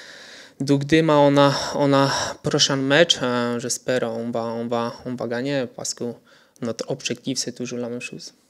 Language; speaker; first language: French; non-native, learner; Polish